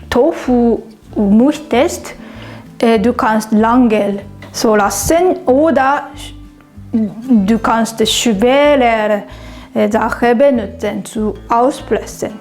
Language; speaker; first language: German; non-native, learner; Japanese